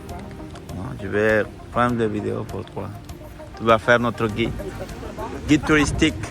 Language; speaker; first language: French; non-native, learner; Spanish